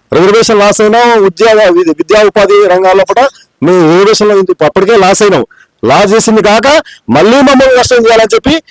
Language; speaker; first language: Telugu; non-native, local second language; Lambadi